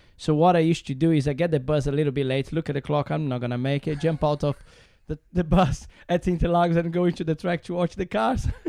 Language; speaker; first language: English; non-native, learner; Portuguese